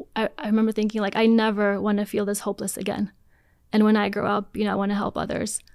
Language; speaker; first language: English; early bilingual, other home language; Polish